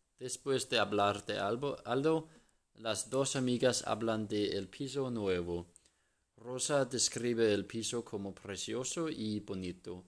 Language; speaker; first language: Spanish; non-native, learner; English